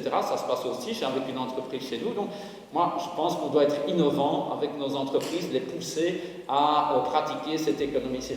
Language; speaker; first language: French; native; French